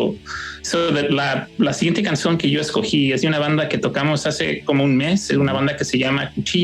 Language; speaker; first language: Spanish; early bilingual, heritage; Spanish